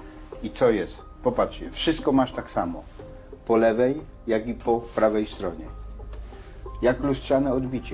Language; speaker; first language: Polish; native; Polish